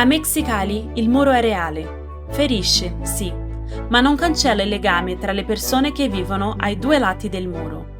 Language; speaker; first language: Italian; native; Italian